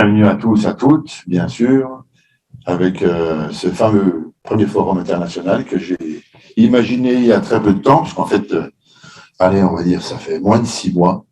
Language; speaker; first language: French; native; French